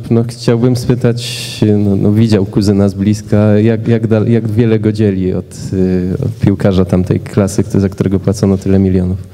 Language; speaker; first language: Polish; native; Polish